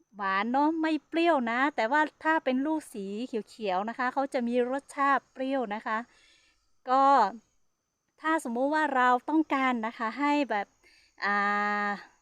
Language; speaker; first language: Thai; non-native, local second language; Hmong